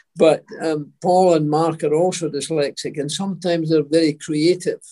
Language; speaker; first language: English; native; English